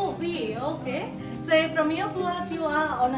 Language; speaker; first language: French; non-native, learner; Marathi